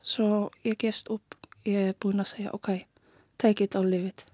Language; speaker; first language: Icelandic; non-native, learner; Polish